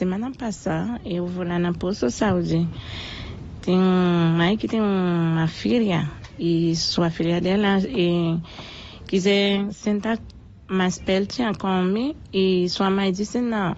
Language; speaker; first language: Portuguese; non-native, learner; Haitian Creole